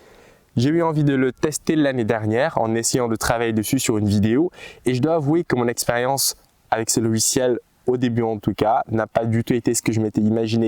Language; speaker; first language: French; native; French